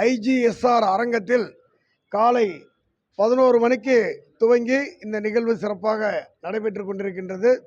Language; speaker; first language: Tamil; native; Tamil